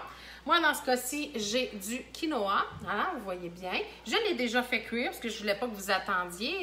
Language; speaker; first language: French; native; French